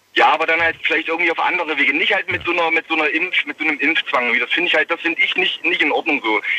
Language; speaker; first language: German; native; German